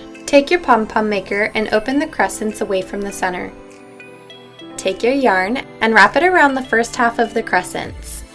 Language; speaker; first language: English; native; English